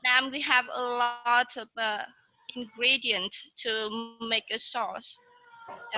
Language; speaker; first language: English; non-native, learner; Vietnamese